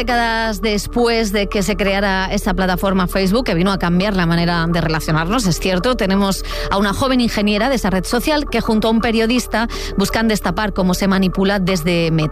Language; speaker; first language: Spanish; native; Spanish